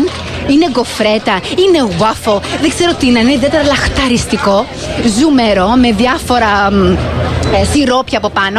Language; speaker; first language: Greek; native; Greek